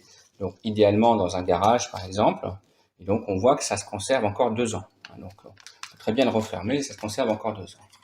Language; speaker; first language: French; native; French